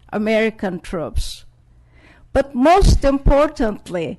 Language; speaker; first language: English; non-native, fluent; Turkish